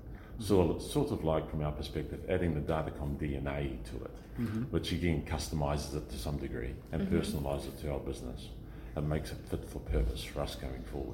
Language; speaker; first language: English; native; English